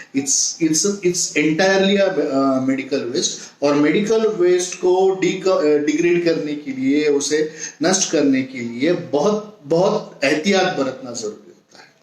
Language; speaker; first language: Hindi; non-native, local second language; Marathi